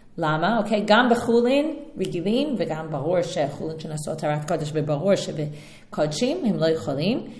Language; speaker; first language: Hebrew; non-native, fluent; English